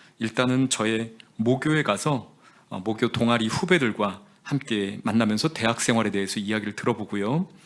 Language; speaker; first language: Korean; native; Korean